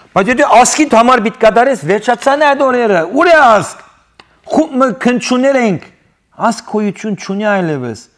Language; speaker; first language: Armenian; native; Armenian